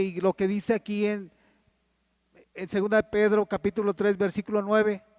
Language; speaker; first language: Spanish; native; Spanish